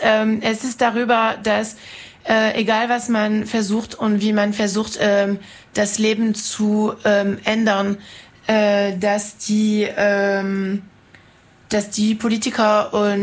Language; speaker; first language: German; non-native, fluent; French